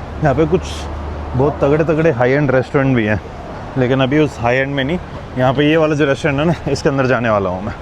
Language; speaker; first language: Hindi; native; Hindi